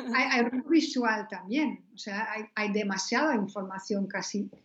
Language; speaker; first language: Spanish; non-native, fluent; Dutch